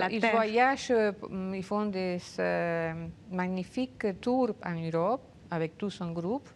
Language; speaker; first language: French; non-native, fluent; Spanish